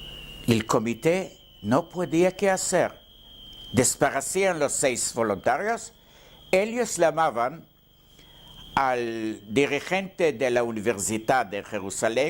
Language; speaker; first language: Spanish; non-native, learner; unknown